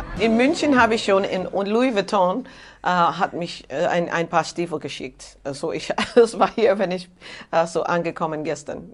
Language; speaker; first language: German; non-native, fluent; English